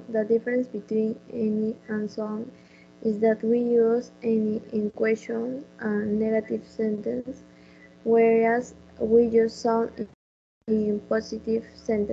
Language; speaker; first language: English; non-native, learner; Spanish